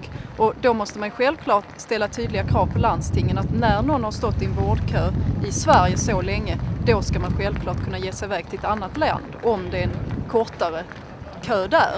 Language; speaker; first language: Swedish; native; Swedish